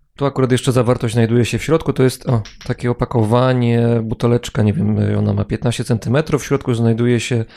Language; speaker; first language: Polish; native; Polish